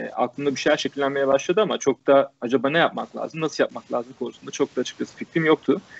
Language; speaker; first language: Turkish; native; Turkish